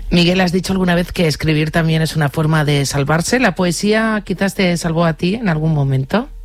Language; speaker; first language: Spanish; native; Spanish